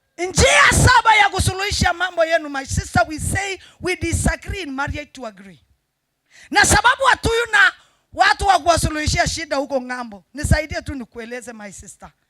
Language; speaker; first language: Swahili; non-native, local second language; Kalenjin